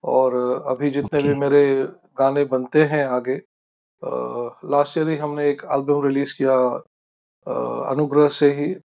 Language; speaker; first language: Hindi; non-native, local second language; Marathi